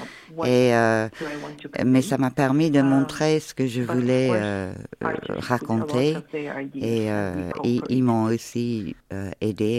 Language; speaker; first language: French; non-native, fluent; Ukrainian